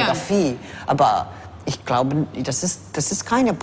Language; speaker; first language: German; non-native, fluent; English